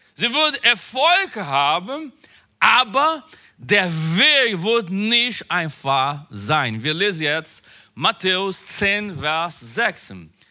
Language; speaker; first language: German; non-native, learner; Portuguese